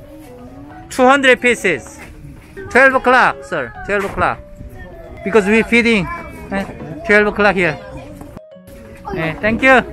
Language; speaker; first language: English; non-native, learner; Korean